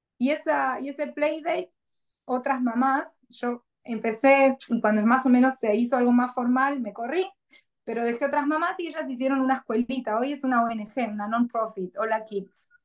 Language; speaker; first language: Spanish; native; Spanish